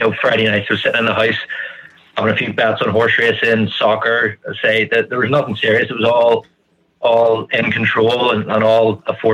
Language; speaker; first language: English; native; English